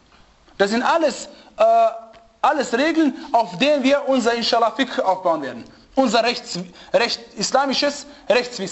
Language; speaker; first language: German; non-native, fluent; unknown